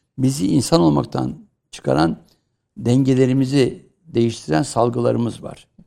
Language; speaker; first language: Turkish; native; Turkish